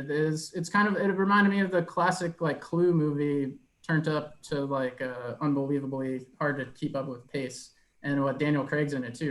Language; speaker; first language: English; native; English